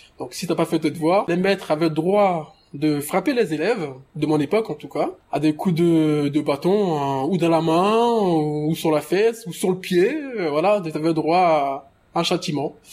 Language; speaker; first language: French; early bilingual, other home language; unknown